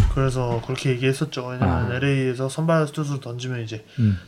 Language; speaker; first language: Korean; native; Korean